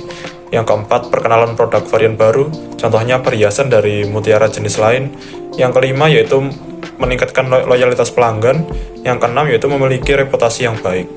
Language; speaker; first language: Indonesian; native; Indonesian